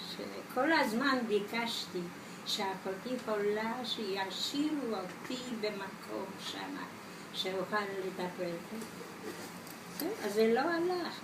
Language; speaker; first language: Hebrew; non-native, fluent; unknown